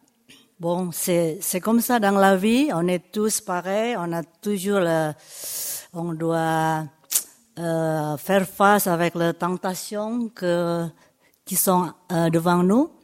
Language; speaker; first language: French; non-native, fluent; Indonesian